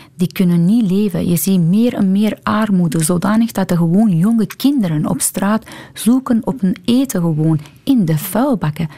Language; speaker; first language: Dutch; non-native, fluent; Persian